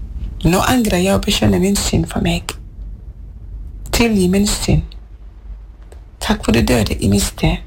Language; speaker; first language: Norwegian; non-native, fluent; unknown